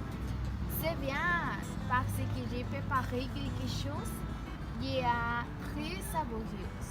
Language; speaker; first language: French; non-native, learner; Spanish